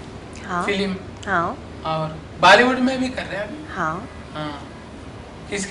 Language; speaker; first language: Hindi; non-native, local second language; Telugu